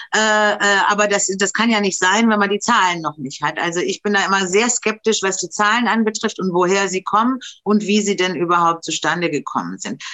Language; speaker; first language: German; non-native, fluent; Romanian